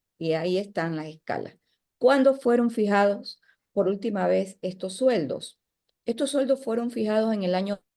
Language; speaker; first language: Spanish; native; Spanish